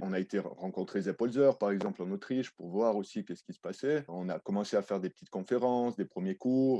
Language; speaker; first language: French; native; French